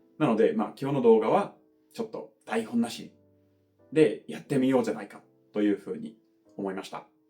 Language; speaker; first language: Japanese; non-native, fluent; English